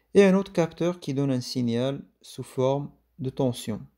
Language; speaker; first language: French; non-native, local second language; Arabic